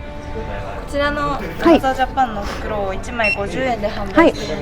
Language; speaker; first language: Japanese; native; Japanese